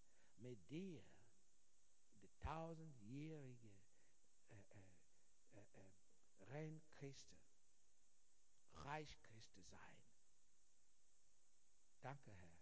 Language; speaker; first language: German; non-native, fluent; Igbo